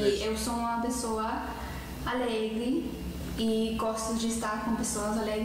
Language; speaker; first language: Portuguese; non-native, fluent; Estonian